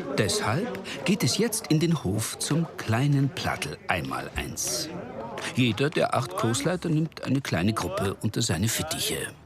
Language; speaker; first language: German; native; German